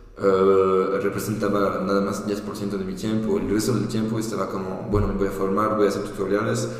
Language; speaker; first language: Spanish; non-native, fluent; French